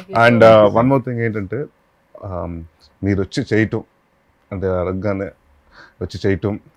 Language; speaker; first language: Telugu; native; Telugu